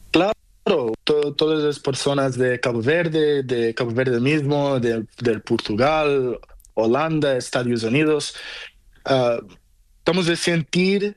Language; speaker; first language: Spanish; non-native, learner; Portuguese